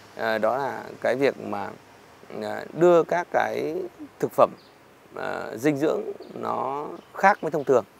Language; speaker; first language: Vietnamese; native; Vietnamese